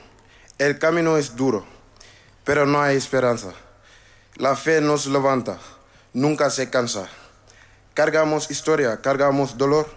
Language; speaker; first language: Spanish; non-native, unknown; Wolof